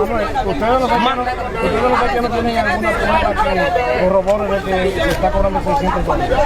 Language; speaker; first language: Spanish; native; Spanish